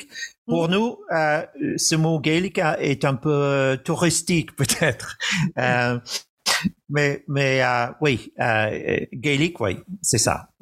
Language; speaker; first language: French; non-native, fluent; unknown